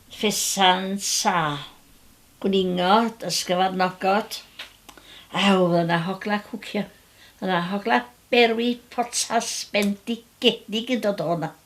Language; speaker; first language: Welsh; native; Welsh